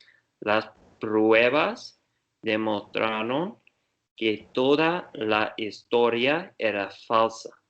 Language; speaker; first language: Spanish; non-native, learner; English